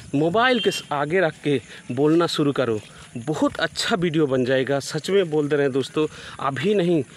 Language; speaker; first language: Hindi; non-native, local second language; Bangla